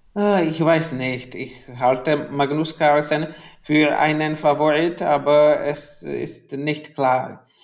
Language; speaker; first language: German; non-native, learner; Czech